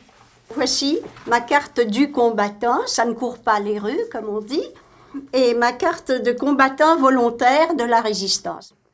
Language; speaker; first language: French; early bilingual, other home language; Russian